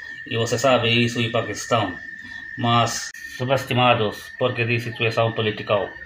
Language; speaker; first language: Portuguese; non-native, learner; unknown